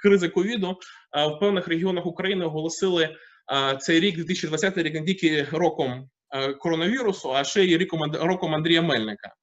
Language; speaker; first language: Ukrainian; native; Ukrainian